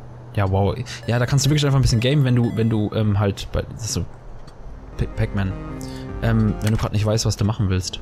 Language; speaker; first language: German; native; German